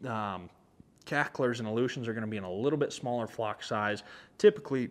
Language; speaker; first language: English; native; English